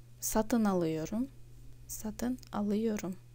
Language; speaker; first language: Turkish; non-native, fluent; Russian